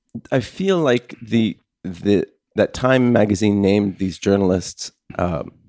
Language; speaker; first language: English; native; English